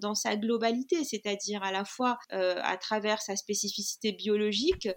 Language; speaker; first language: French; non-native, local second language; Arabic